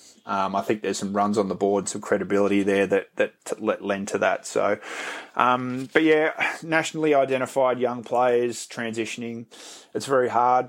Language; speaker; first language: English; native; English